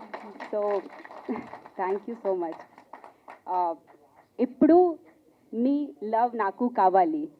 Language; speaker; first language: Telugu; non-native, local second language; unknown